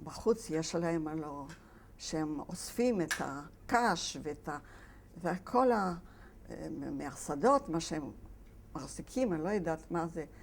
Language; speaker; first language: Hebrew; non-native, fluent; Polish